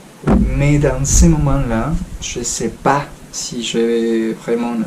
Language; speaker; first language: French; non-native, fluent; Spanish